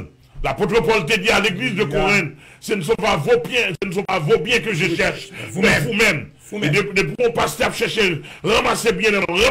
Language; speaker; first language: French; non-native, local second language; Haitian Creole